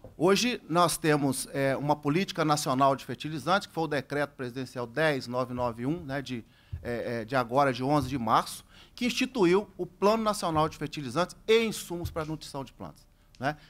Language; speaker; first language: Portuguese; native; Portuguese